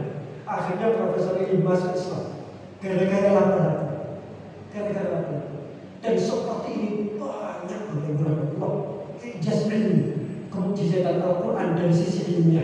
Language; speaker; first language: Indonesian; non-native, local second language; Javanese